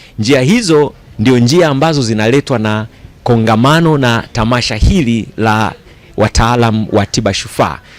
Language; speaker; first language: Swahili; native; Swahili